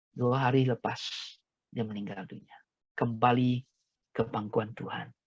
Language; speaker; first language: Malay; non-native, local second language; Chinese